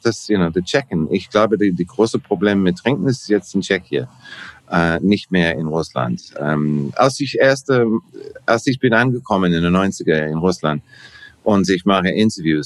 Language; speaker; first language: German; non-native, learner; English